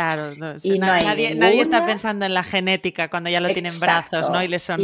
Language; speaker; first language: Spanish; native; Spanish